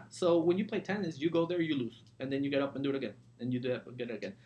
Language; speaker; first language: English; early bilingual, other home language; Spanish